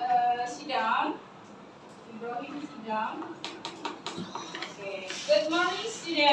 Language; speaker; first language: English; non-native, learner; Indonesian